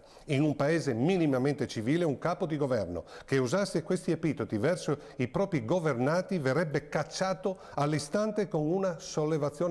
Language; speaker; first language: Italian; native; Italian